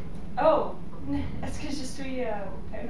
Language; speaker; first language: French; non-native, learner; English